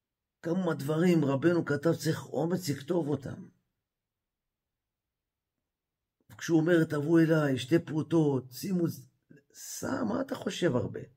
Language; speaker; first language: Hebrew; native; Hebrew